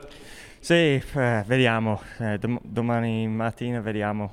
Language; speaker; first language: Italian; non-native, learner; English